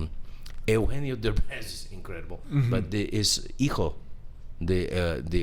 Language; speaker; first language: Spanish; non-native, learner; English